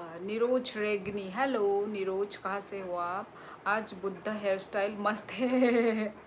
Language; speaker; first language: Hindi; non-native, local second language; Kok Borok